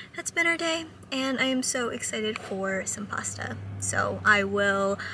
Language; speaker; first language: English; native; English